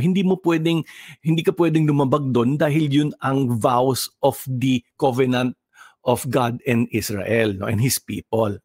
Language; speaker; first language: English; non-native, local second language; Filipino